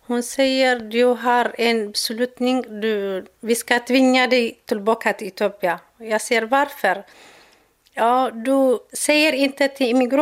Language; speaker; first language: Swedish; non-native, learner; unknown